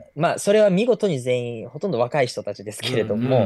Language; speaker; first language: Japanese; native; Japanese